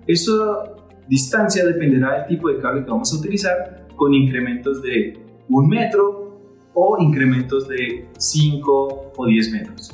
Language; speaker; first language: Spanish; native; Spanish